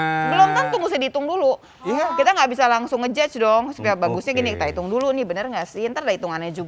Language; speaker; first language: Indonesian; native; Indonesian